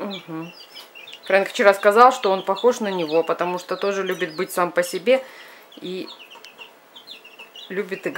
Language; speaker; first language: Russian; native; Russian